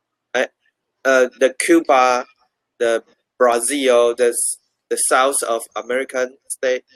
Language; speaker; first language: English; non-native, learner; Chinese